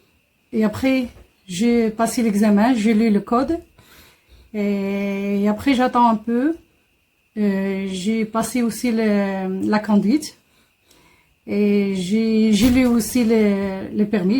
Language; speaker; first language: French; non-native, learner; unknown